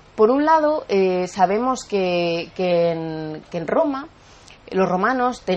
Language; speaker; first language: Spanish; native; Spanish